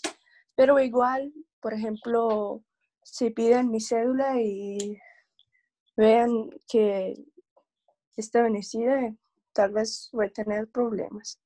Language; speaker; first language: Spanish; non-native, learner; English